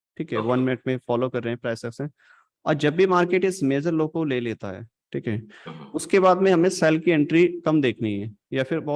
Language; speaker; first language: Hindi; native; Hindi